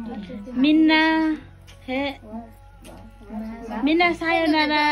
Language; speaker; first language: Japanese; non-native, learner; Nepali